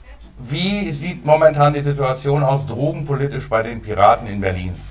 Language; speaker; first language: German; native; German